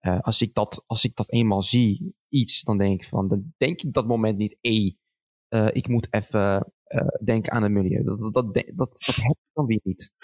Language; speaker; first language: Dutch; early bilingual, other home language; Arabic